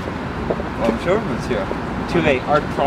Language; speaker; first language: French; non-native, learner; English